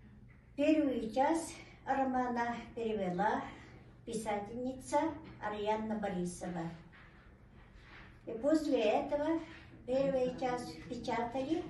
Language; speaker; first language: Russian; non-native, local second language; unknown